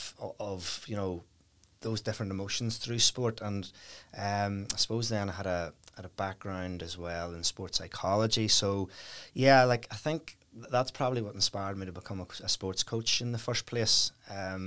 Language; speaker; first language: English; native; English